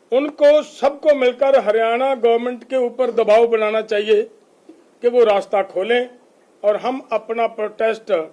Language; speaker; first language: Hindi; non-native, local second language; Punjabi